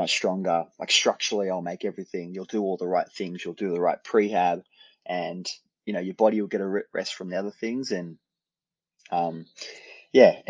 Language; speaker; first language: English; native; English